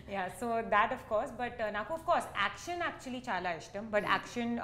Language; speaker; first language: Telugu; non-native, learner; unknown